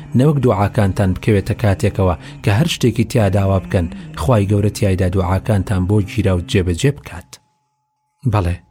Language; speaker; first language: Central Kurdish; native; Central Kurdish